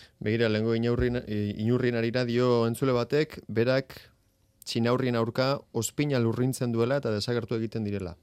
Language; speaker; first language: Basque; native; Basque